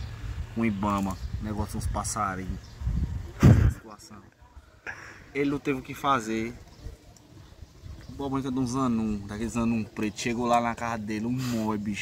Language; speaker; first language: Portuguese; native; Portuguese